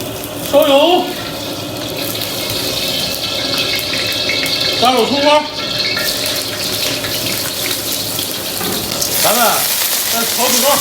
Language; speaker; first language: Chinese; native; Chinese